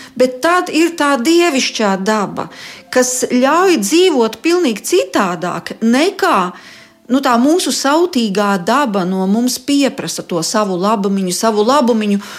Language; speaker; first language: Latvian; native; Latvian